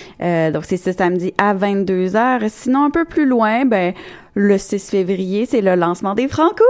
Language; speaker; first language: French; native; French